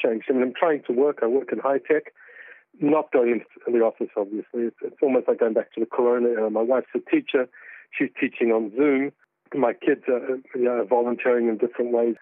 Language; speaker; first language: English; native; English